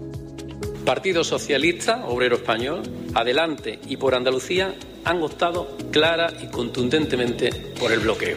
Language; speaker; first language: Spanish; native; Spanish